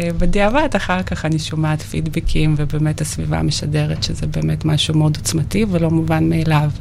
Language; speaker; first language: Hebrew; non-native, fluent; Russian